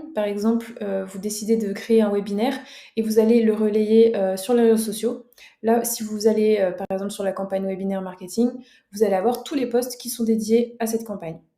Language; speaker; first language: French; native; French